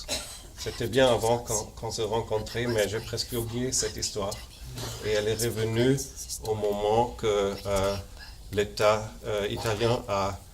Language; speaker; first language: French; non-native, fluent; German